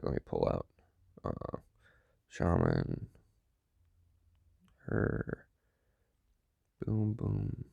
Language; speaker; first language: English; native; English